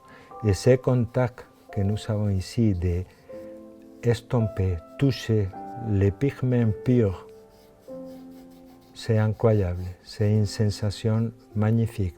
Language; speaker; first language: French; non-native, fluent; Spanish